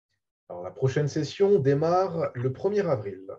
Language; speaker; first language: French; native; French